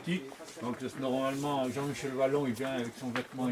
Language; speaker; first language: French; native; French